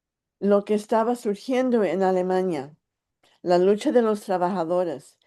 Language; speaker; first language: Spanish; early bilingual, heritage; English